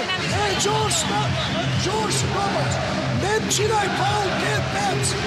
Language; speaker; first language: Hungarian; non-native, learner; Russian